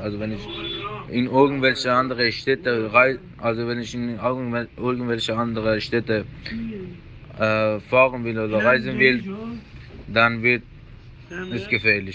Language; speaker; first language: German; non-native, learner; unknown